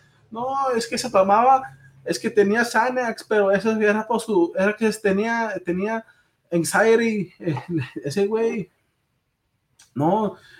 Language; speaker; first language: Spanish; early bilingual, heritage; Spanish